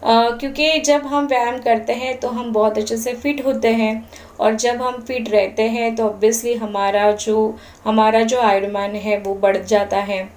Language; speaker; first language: Hindi; non-native, local second language; Marathi